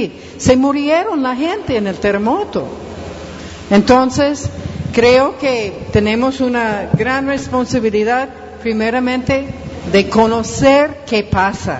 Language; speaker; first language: Spanish; non-native, fluent; English